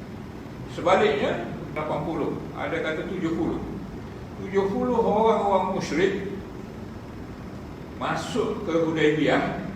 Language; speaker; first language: Malay; native; Malay